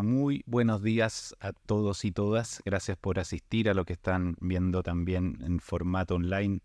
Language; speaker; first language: Spanish; native; Spanish